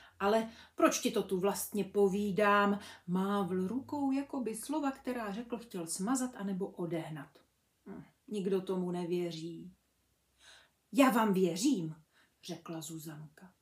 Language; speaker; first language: Czech; native; Czech